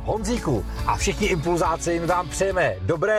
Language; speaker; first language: Czech; native; Czech